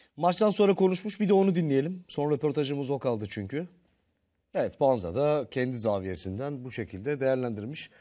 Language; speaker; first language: Turkish; native; Turkish